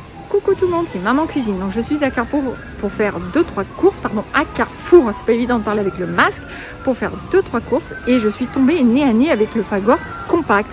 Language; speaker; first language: French; native; French